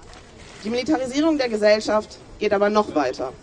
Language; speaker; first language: German; native; German